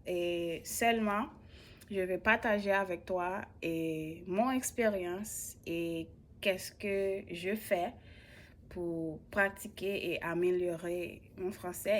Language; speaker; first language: French; non-native, learner; English